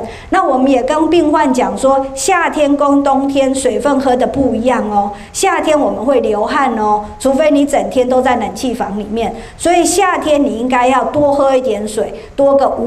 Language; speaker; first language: Chinese; native; Chinese